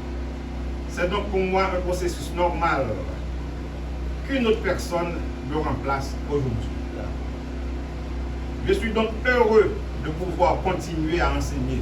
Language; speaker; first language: French; non-native, local second language; Haitian Creole